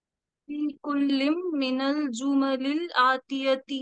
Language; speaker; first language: Arabic; non-native, learner; Urdu